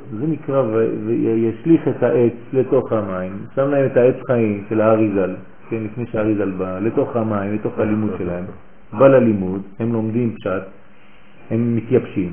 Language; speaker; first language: Hebrew; non-native, fluent; French